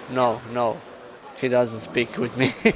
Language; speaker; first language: English; non-native, learner; Polish